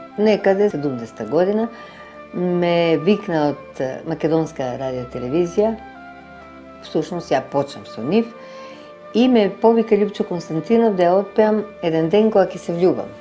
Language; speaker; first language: Macedonian; native; Macedonian